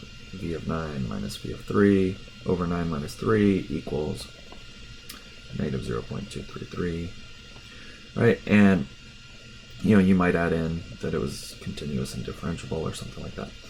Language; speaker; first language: English; native; English